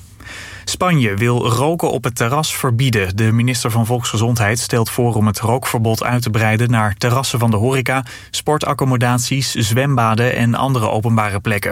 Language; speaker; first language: Dutch; native; Dutch